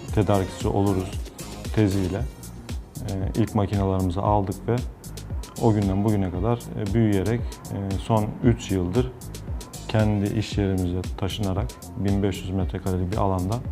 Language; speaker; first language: Turkish; native; Turkish